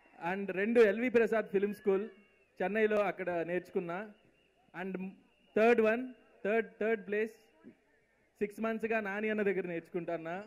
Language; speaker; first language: Telugu; native; Telugu